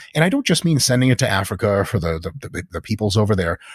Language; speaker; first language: English; early bilingual, other home language; Russian